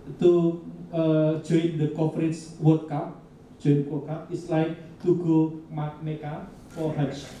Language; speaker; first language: English; non-native, learner; Indonesian